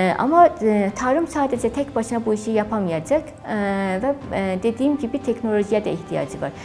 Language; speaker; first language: Turkish; non-native, fluent; Azerbaijani